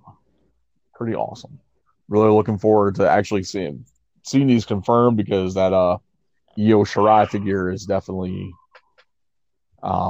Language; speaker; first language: English; native; English